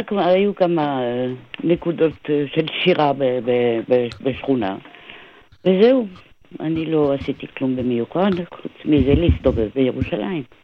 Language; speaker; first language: Hebrew; non-native, fluent; French